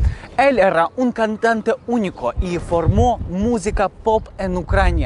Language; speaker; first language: Spanish; non-native, fluent; Ukrainian